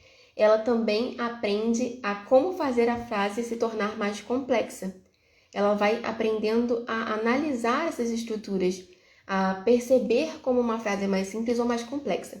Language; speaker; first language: Portuguese; native; Portuguese